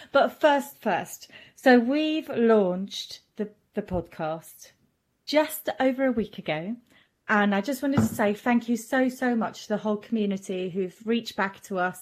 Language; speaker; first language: English; non-native, fluent; German